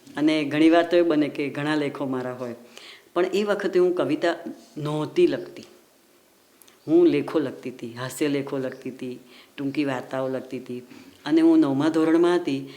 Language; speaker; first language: Gujarati; native; Gujarati